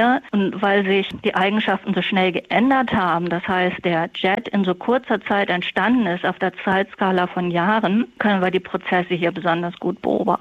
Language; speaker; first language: German; native; German